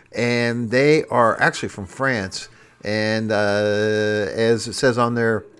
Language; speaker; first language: English; native; English